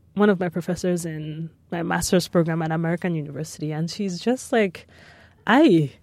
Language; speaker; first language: English; non-native, local second language; Yoruba